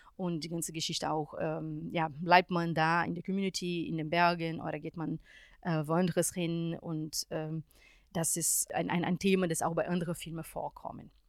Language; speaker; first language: German; non-native, fluent; Portuguese